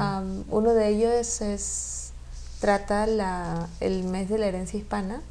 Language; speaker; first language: Spanish; non-native, fluent; English